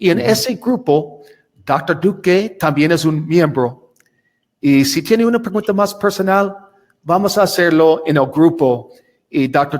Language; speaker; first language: Spanish; non-native, learner; English